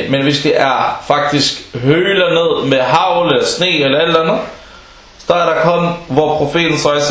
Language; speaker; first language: Danish; non-native, fluent; Arabic